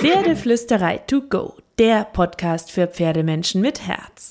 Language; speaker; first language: German; native; German